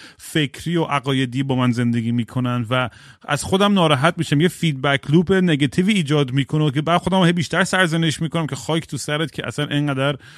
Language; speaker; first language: Persian; native; Persian